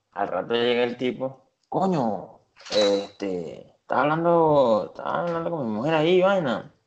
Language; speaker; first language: Spanish; native; Spanish